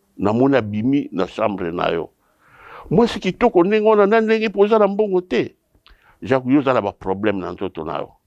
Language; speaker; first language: Lingala; non-native, local second language; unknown